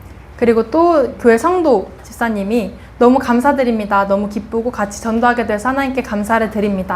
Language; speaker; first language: Korean; native; Korean